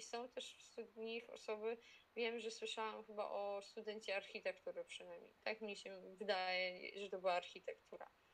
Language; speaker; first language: Polish; native; Polish